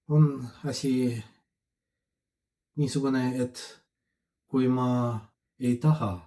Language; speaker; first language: Estonian; non-native, fluent; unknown